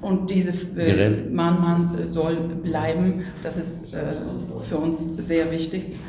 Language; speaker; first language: German; non-native, fluent; Turkish